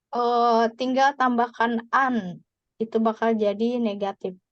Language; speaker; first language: Indonesian; native; Indonesian